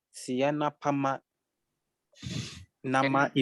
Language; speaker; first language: Indonesian; non-native, learner; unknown